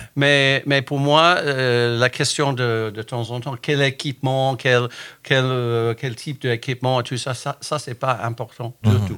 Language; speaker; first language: French; non-native, fluent; English